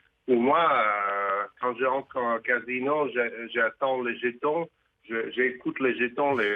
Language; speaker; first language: French; non-native, fluent; Russian